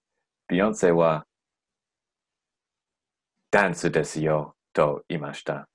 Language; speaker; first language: Japanese; non-native, learner; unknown